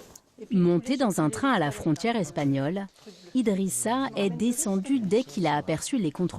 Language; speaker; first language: French; native; French